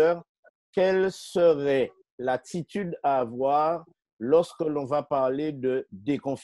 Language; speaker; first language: French; native; French